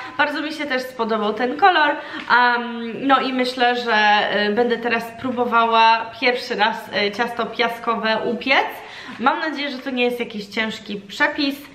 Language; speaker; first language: Polish; early bilingual, heritage; Polish